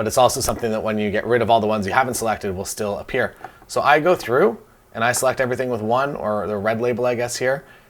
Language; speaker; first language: English; native; English